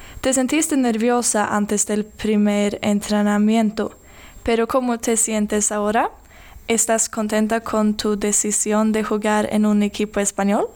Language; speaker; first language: Spanish; non-native, learner; Swedish